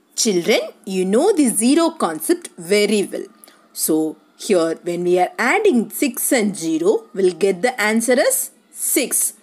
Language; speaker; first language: English; non-native, local second language; Tamil